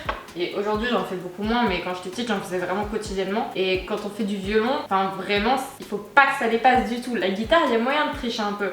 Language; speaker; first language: French; native; French